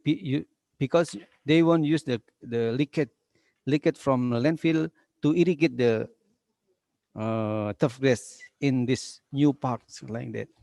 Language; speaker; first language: English; non-native, learner; Indonesian